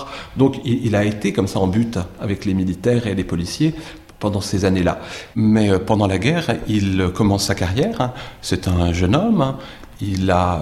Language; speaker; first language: French; native; French